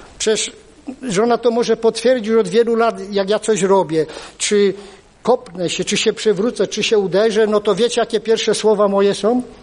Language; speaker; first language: Polish; native; Polish